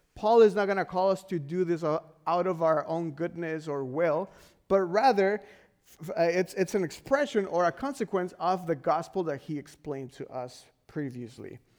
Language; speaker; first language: English; non-native, fluent; Spanish